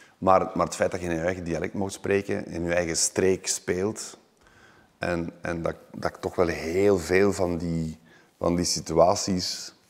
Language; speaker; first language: Dutch; native; Dutch